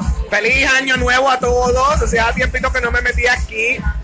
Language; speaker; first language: Spanish; native; Spanish